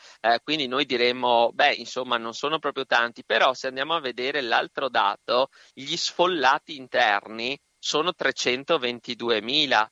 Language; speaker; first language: Italian; non-native, fluent; Spanish